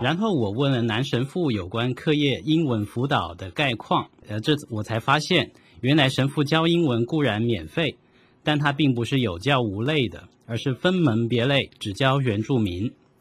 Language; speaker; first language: Chinese; native; Chinese